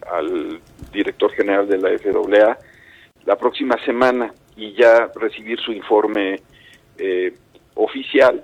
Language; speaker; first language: Spanish; native; Spanish